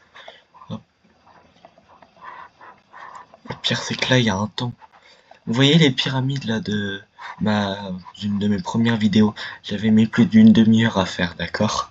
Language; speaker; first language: French; native; French